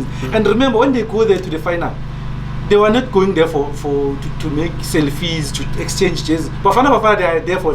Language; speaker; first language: English; non-native, local second language; Zulu